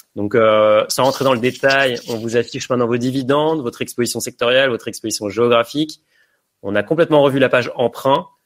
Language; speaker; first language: French; native; French